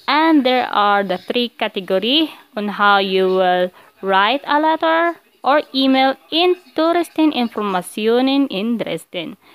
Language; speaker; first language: English; non-native, local second language; Filipino